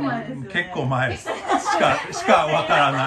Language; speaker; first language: Japanese; non-native, fluent; Swedish